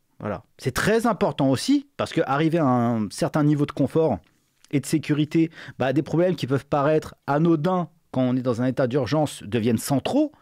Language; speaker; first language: French; native; French